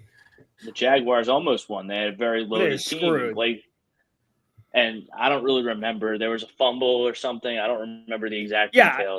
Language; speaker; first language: English; native; English